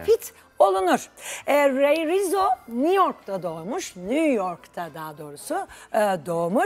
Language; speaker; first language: Turkish; native; Turkish